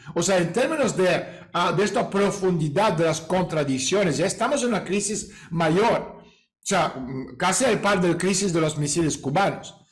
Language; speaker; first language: Spanish; non-native, fluent; Russian